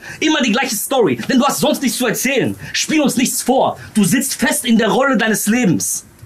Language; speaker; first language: German; early bilingual, other home language; Romanian